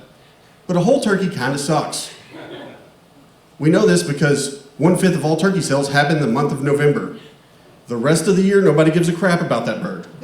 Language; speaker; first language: English; native; English